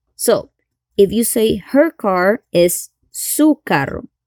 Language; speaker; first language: English; non-native, fluent; Spanish